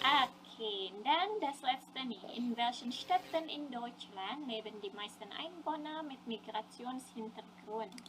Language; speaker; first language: German; non-native, fluent; Indonesian